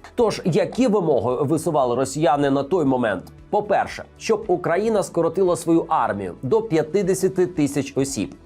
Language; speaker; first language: Ukrainian; native; Ukrainian